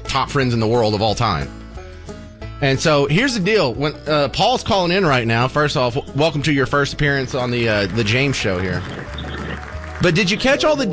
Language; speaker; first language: English; native; English